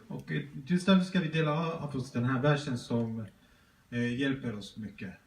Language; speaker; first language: Swedish; early bilingual, other home language; Spanish